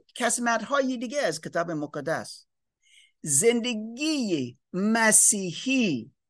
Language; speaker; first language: Persian; non-native, fluent; English